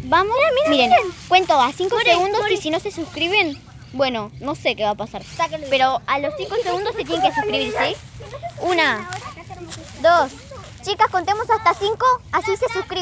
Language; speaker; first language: Spanish; native; Spanish